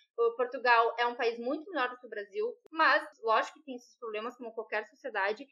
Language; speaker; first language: Portuguese; native; Portuguese